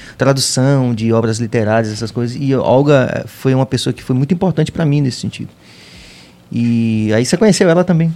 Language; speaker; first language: Portuguese; native; Portuguese